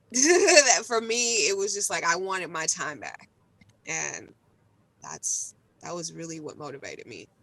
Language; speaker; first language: English; native; English